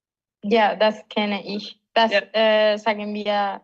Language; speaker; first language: German; non-native, learner; Spanish